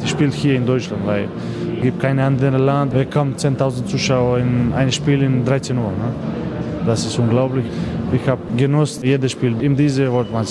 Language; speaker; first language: German; non-native, learner; Macedonian